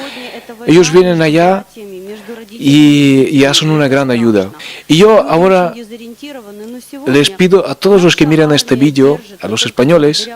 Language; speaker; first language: Spanish; non-native, fluent; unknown